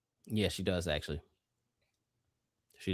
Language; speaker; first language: English; native; English